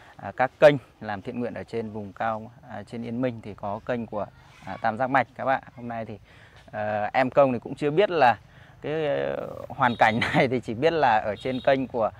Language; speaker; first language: Vietnamese; native; Vietnamese